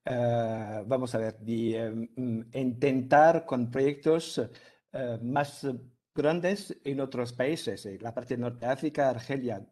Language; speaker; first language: Spanish; non-native, fluent; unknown